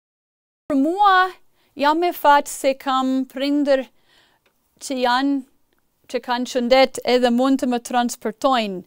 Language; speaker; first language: Albanian; non-native, fluent; English